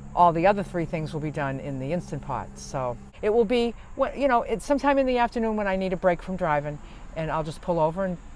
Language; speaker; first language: English; native; English